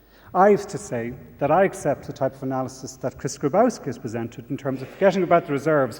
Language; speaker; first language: English; native; English